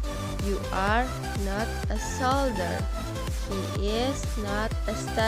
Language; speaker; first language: English; non-native, fluent; Indonesian